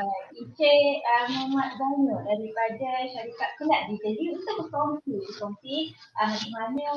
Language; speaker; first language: Malay; native; Malay